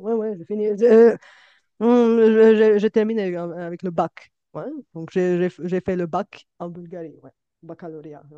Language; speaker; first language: French; non-native, fluent; Bulgarian